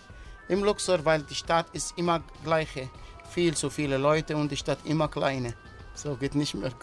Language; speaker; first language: German; non-native, learner; Arabic